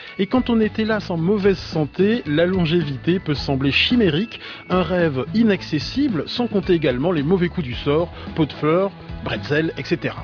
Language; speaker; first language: French; native; French